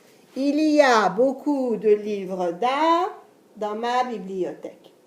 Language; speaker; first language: French; non-native, fluent; English